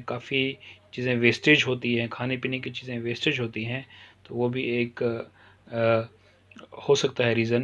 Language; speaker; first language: Hindi; non-native, local second language; Kashmiri